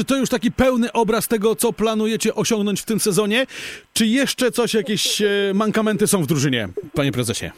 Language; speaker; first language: Polish; native; Polish